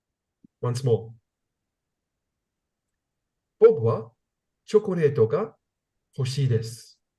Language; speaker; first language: Japanese; non-native, learner; English